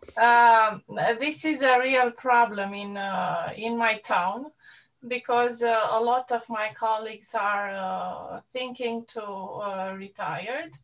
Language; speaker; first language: English; non-native, fluent; Romanian